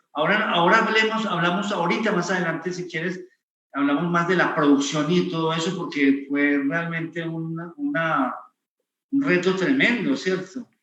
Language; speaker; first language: Spanish; native; Spanish